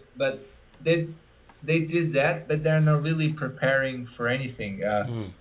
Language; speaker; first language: English; early bilingual, other home language; Portuguese